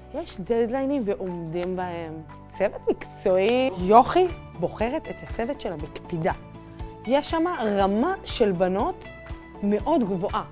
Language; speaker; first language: Hebrew; native; Hebrew